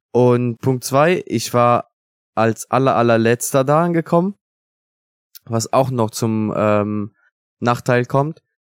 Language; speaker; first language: German; non-native, fluent; Italian